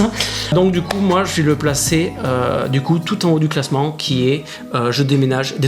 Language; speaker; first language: French; native; French